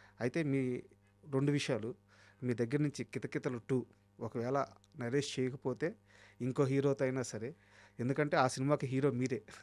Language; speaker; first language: Telugu; native; Telugu